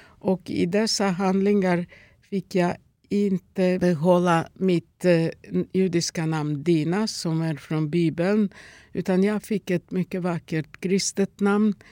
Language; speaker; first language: Swedish; non-native, fluent; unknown